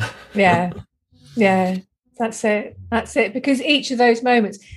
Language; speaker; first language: English; native; English